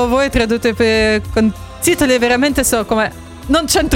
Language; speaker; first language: Italian; non-native, learner; English